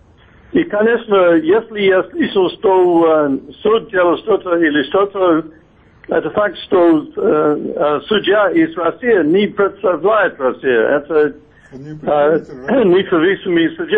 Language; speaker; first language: Russian; non-native, fluent; English